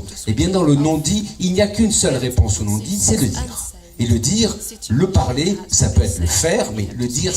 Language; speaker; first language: French; native; French